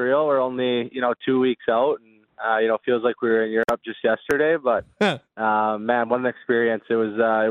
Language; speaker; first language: English; native; English